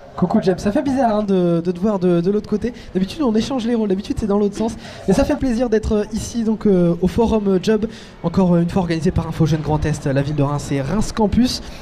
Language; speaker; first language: French; native; French